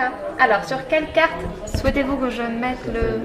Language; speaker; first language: French; native; French